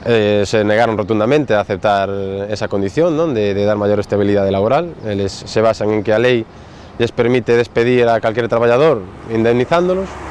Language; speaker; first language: Spanish; non-native, local second language; Galician